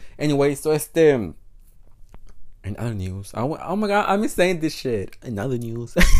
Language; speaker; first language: English; non-native, fluent; Spanish